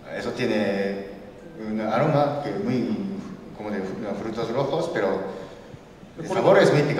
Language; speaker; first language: Spanish; non-native, learner; Japanese